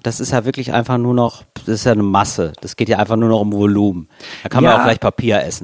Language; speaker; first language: German; native; German